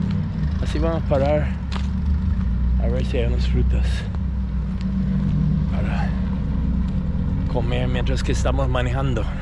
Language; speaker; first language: Spanish; non-native, fluent; English